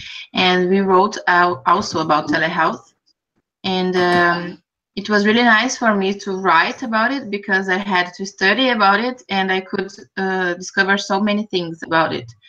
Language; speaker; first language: English; non-native, fluent; Portuguese